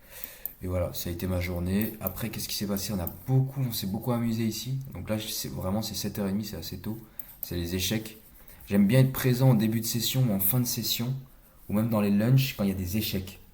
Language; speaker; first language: French; native; French